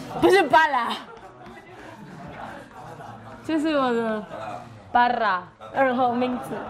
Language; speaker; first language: Chinese; non-native, learner; Spanish